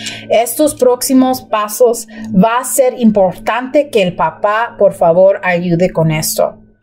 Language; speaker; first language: Spanish; early bilingual, heritage; Spanish